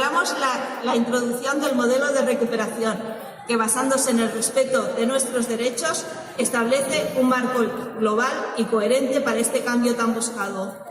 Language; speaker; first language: Spanish; native; Spanish